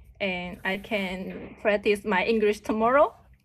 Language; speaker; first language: English; non-native, learner; Chinese